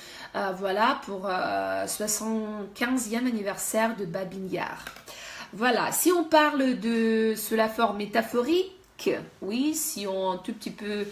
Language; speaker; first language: French; non-native, fluent; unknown